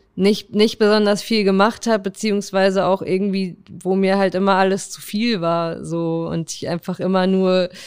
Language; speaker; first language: German; native; German